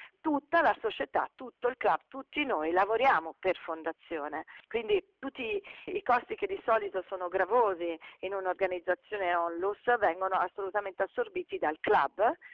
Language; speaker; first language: Italian; native; Italian